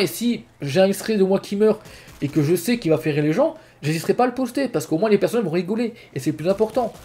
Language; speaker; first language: French; native; French